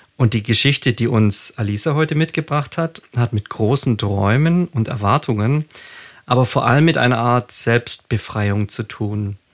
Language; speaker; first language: German; native; German